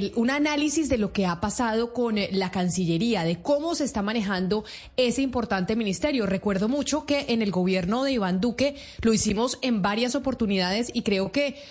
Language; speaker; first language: Spanish; native; Spanish